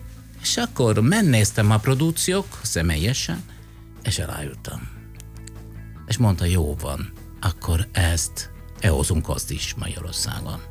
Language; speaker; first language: Hungarian; non-native, fluent; Italian